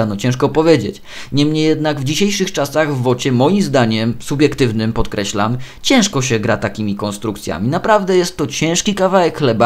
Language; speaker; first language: Polish; native; Polish